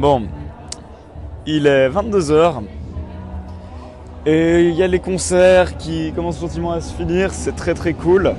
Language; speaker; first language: French; native; French